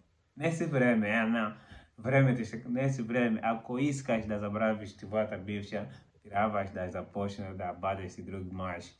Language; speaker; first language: Bulgarian; non-native, learner; Portuguese